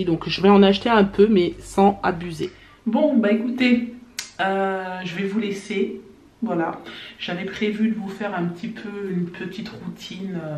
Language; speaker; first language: French; native; French